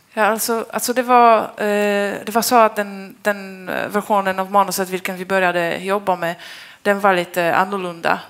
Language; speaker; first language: Swedish; non-native, fluent; Polish